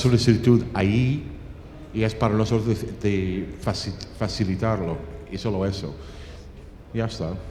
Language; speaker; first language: Spanish; non-native, fluent; English